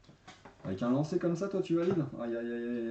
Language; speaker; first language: French; native; French